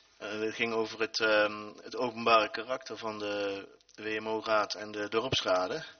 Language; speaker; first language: Dutch; native; Dutch